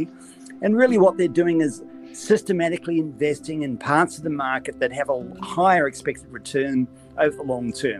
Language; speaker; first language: English; native; English